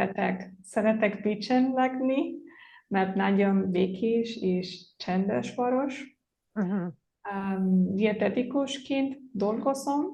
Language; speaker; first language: Hungarian; non-native, learner; Spanish